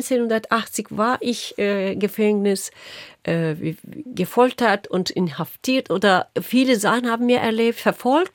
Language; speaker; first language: German; non-native, local second language; Turkish